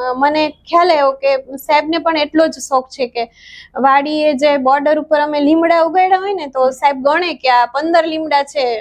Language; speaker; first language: Gujarati; native; Gujarati